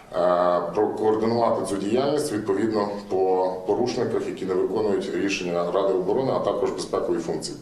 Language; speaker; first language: Ukrainian; native; Ukrainian